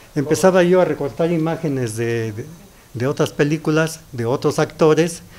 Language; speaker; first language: Spanish; native; Spanish